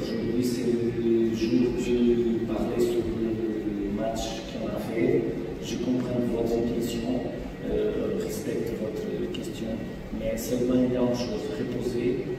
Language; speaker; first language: French; non-native, fluent; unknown